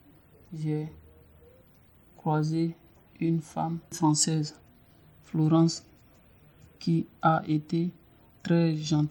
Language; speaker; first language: French; non-native, learner; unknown